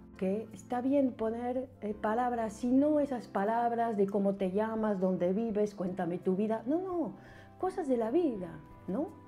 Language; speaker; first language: Spanish; non-native, fluent; French